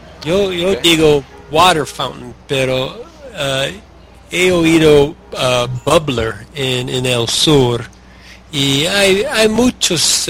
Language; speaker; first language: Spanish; non-native, learner; English